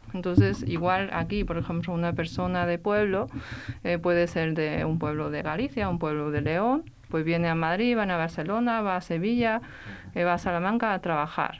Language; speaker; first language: Spanish; non-native, fluent; Chinese